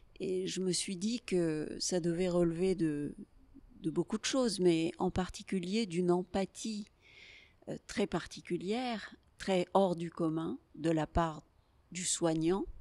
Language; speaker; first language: French; native; French